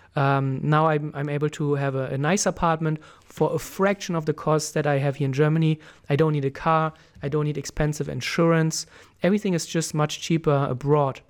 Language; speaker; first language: English; non-native, fluent; German